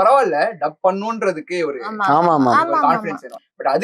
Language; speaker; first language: Tamil; native; Tamil